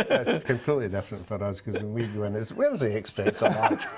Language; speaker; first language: English; native; English